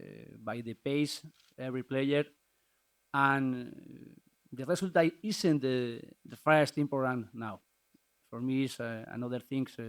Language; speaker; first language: English; non-native, learner; Spanish